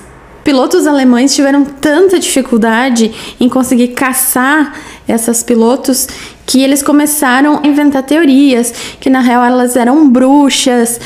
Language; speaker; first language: Portuguese; native; Portuguese